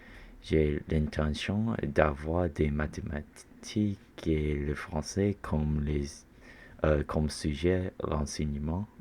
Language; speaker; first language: French; non-native, learner; English